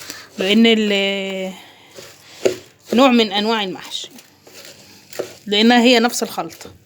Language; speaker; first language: Arabic; native; Arabic